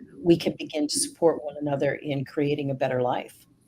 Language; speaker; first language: English; native; English